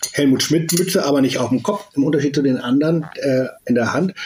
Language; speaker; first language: German; native; German